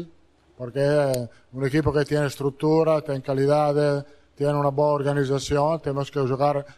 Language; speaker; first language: Portuguese; non-native, learner; Italian